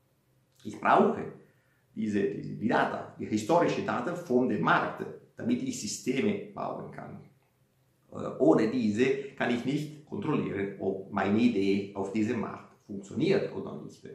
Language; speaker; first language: German; non-native, fluent; Italian